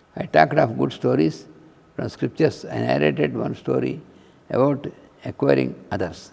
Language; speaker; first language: English; non-native, local second language; Telugu